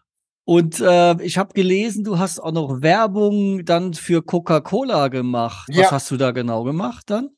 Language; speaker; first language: German; native; German